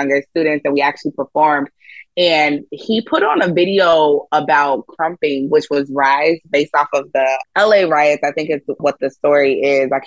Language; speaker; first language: English; native; English